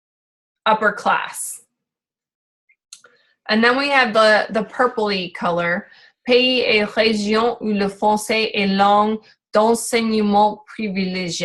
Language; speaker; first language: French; non-native, fluent; English